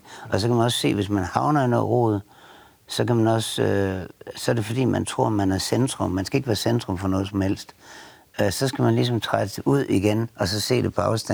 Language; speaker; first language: Danish; native; Danish